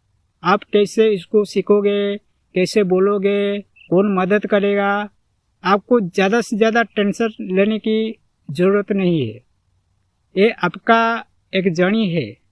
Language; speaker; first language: Hindi; non-native, local second language; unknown